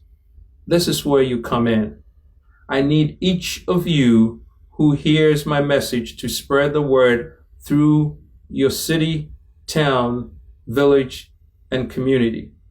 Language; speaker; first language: English; non-native, local second language; Akan